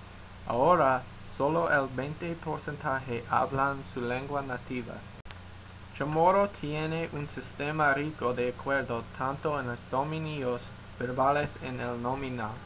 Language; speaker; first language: Spanish; non-native, learner; English